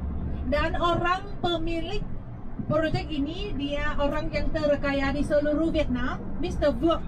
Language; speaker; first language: Indonesian; non-native, fluent; Vietnamese